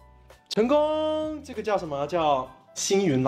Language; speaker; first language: Chinese; native; Chinese